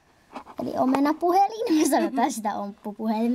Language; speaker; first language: Finnish; native; Finnish